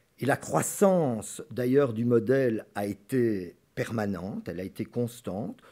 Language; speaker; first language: French; native; French